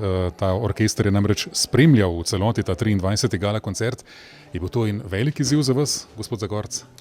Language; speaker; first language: Slovenian; native; Slovenian